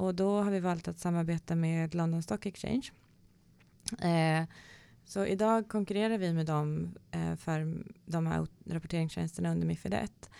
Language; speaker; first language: Swedish; native; Swedish